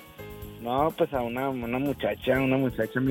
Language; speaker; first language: Spanish; native; Spanish